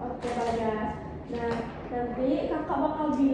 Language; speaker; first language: Indonesian; native; Indonesian